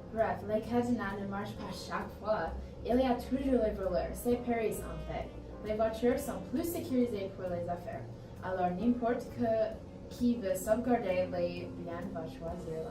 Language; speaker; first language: French; non-native, learner; English